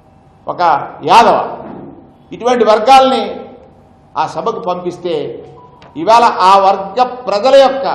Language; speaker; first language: Telugu; native; Telugu